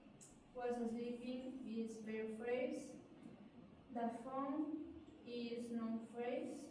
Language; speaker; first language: English; non-native, learner; Spanish